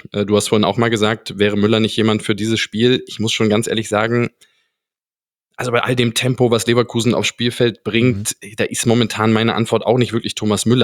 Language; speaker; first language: German; native; German